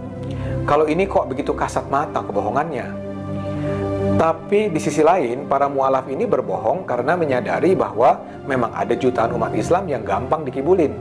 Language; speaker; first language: Indonesian; native; Indonesian